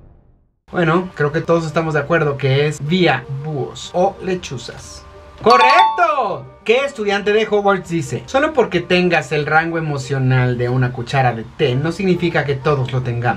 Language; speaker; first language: Spanish; native; Spanish